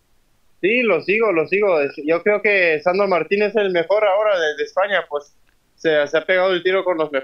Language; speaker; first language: Spanish; early bilingual, heritage; Spanish